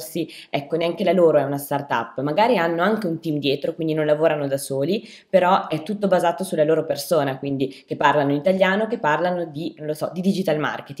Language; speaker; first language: Italian; native; Italian